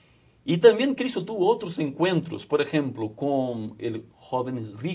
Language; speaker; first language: Spanish; non-native, fluent; Portuguese